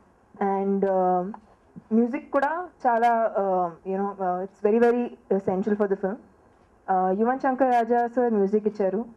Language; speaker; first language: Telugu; non-native, local second language; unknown